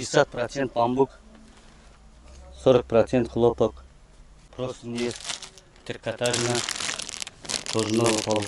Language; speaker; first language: Russian; non-native, learner; Turkish